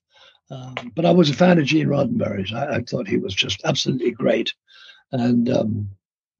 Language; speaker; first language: English; native; English